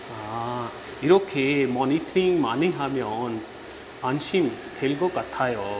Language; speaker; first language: Korean; non-native, learner; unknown